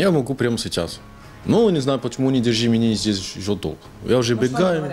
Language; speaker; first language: Russian; non-native, learner; Portuguese